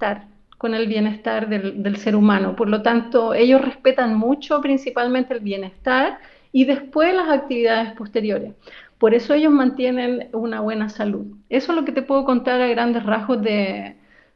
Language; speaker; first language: Spanish; native; Spanish